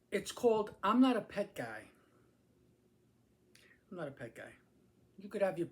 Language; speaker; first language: English; native; English